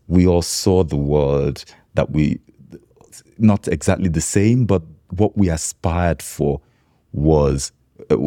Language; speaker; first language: English; non-native, local second language; Igbo